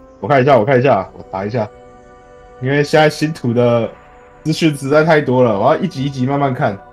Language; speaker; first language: Chinese; native; Chinese